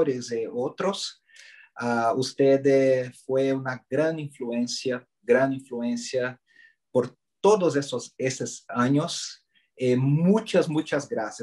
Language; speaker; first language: Spanish; non-native, learner; Portuguese